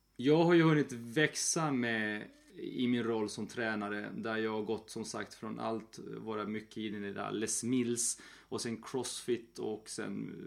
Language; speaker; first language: Swedish; early bilingual, other home language; Spanish